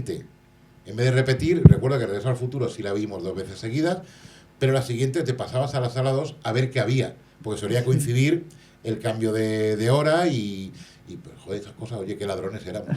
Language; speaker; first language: Spanish; native; Spanish